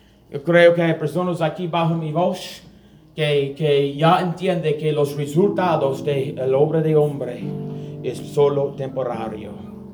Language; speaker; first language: Spanish; non-native, learner; English